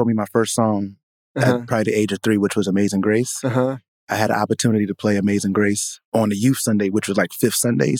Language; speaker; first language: English; native; English